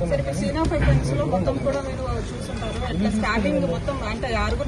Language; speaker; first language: Telugu; native; Telugu